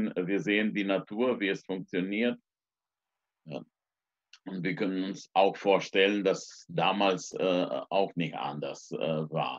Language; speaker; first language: German; non-native, fluent; Romanian